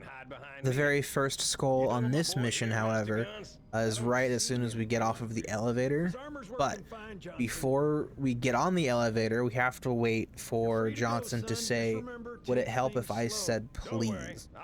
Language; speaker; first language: English; native; English